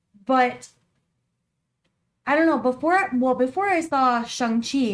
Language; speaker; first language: English; native; English